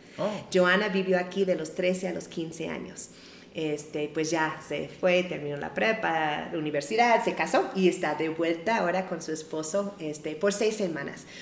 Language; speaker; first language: Spanish; non-native, fluent; English